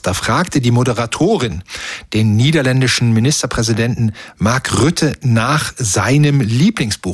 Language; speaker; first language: German; native; German